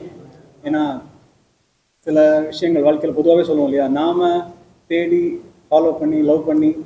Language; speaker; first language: Tamil; native; Tamil